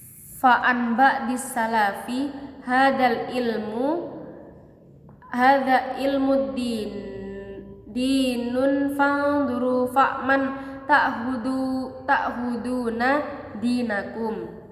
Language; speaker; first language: Arabic; non-native, fluent; Indonesian